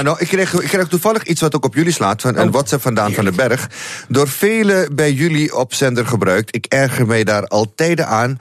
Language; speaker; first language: Dutch; native; Dutch